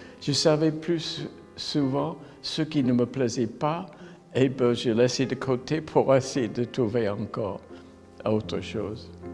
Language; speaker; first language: French; non-native, fluent; English